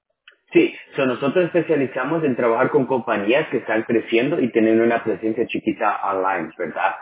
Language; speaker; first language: Spanish; early bilingual, other home language; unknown